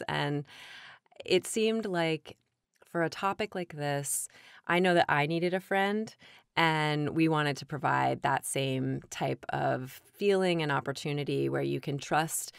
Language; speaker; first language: English; native; English